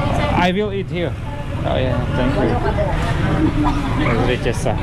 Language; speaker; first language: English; non-native, learner; Slovak